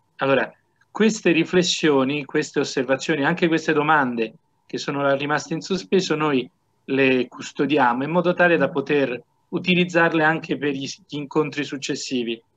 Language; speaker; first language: Italian; native; Italian